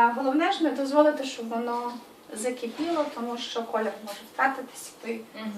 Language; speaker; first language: Ukrainian; native; Ukrainian